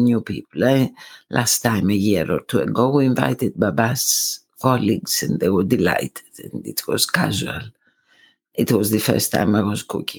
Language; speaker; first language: English; non-native, fluent; Greek